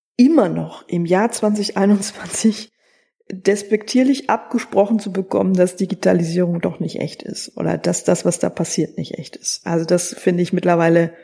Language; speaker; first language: German; native; German